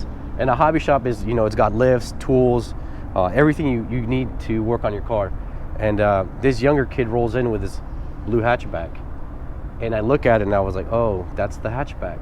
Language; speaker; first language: English; native; English